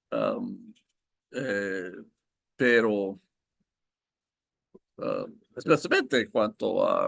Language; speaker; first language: Spanish; non-native, fluent; English